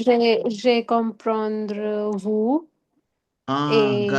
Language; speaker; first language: French; non-native, learner; Hindi